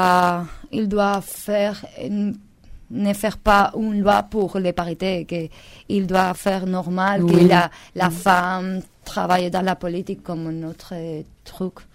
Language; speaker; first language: French; non-native, learner; Spanish